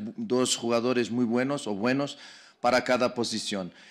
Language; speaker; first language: Spanish; non-native, fluent; Portuguese